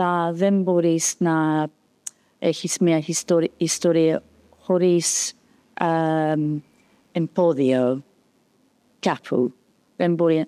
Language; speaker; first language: Greek; non-native, fluent; English